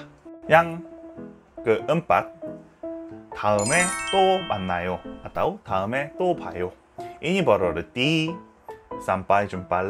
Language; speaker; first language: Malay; non-native, learner; Korean